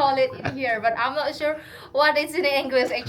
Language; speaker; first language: English; non-native, fluent; Indonesian